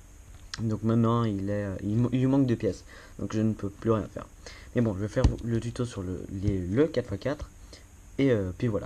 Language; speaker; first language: French; native; French